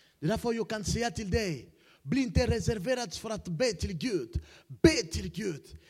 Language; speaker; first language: Swedish; non-native, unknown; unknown